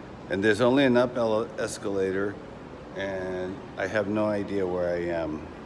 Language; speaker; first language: English; native; English